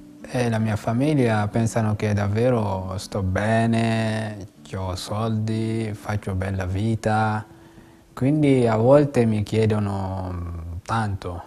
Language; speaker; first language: Italian; non-native, fluent; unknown